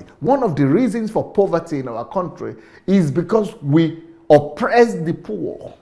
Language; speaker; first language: English; non-native, local second language; Yoruba